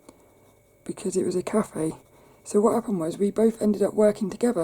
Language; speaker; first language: English; native; English